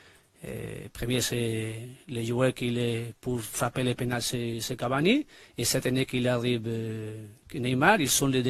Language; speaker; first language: French; non-native, learner; Spanish